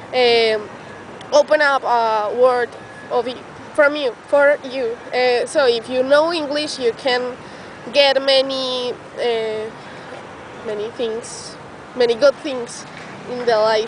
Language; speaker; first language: English; non-native, learner; Spanish